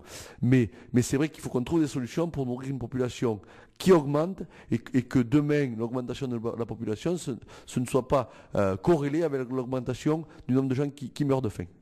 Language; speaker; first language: French; native; French